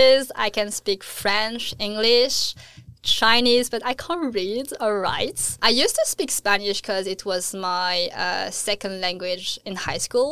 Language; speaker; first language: English; non-native, fluent; French